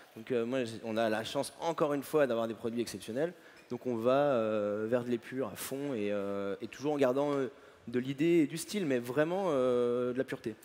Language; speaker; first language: French; native; French